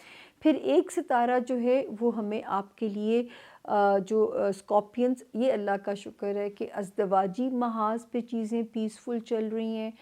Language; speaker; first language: Urdu; native; Urdu